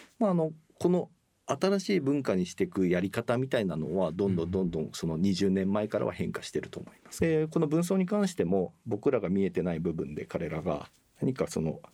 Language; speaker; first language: Japanese; native; Japanese